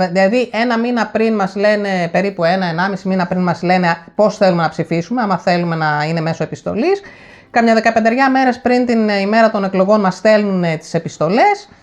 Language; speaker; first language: Greek; early bilingual, heritage; Greek